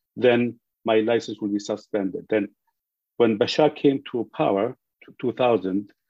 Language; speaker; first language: English; non-native, fluent; Arabic